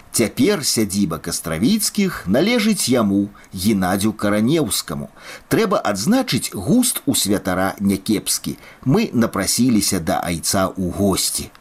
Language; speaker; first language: Belarusian; native; Belarusian